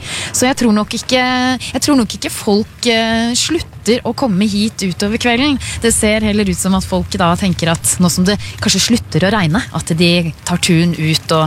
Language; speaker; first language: Norwegian; native; Norwegian